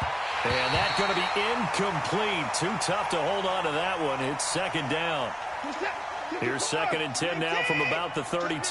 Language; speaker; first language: English; native; English